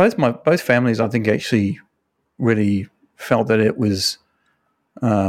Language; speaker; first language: English; native; English